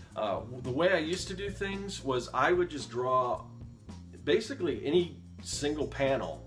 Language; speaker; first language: English; native; English